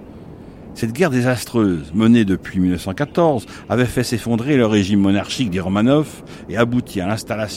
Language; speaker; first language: French; native; French